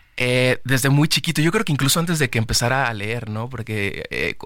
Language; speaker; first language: Spanish; native; Spanish